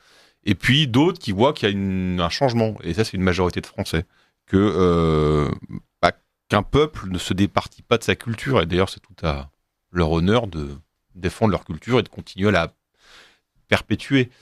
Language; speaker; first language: French; native; French